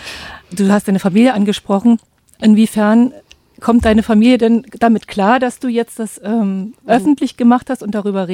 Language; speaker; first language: German; native; German